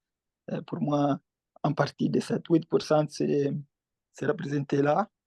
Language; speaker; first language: French; non-native, fluent; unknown